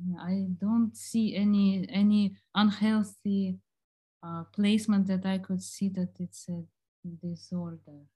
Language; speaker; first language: English; non-native, fluent; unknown